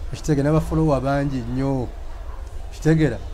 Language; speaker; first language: English; non-native, local second language; Ganda